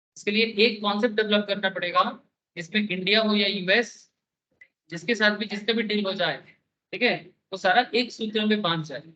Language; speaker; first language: Hindi; non-native, local second language; Bangla